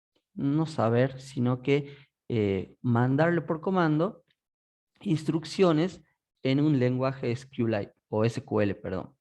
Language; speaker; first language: Spanish; native; Spanish